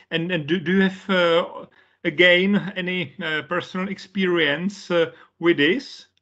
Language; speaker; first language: English; non-native, fluent; Czech